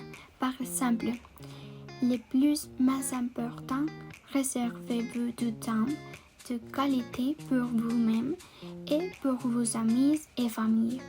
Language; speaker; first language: French; non-native, learner; Spanish